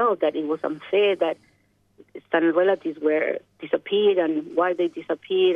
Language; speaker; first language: English; non-native, fluent; Spanish